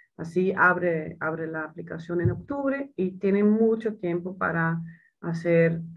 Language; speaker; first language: Spanish; non-native, fluent; Dutch